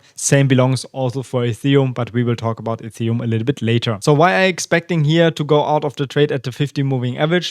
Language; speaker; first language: English; non-native, fluent; German